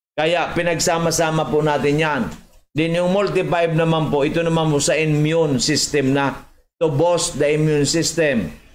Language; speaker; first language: Filipino; native; Filipino